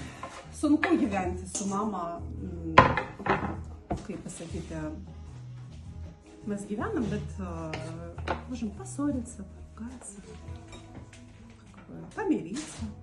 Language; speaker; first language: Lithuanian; non-native, learner; Russian